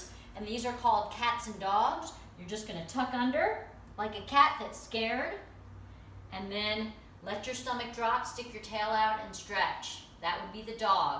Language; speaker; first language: English; native; English